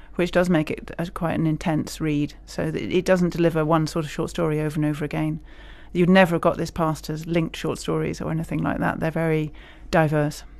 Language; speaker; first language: English; native; English